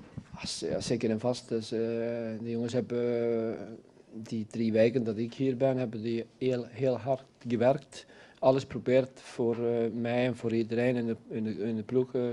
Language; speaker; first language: Dutch; non-native, fluent; Icelandic